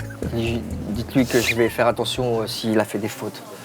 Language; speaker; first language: French; native; French